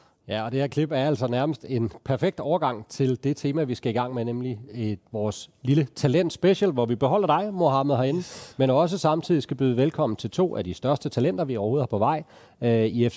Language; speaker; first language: Danish; native; Danish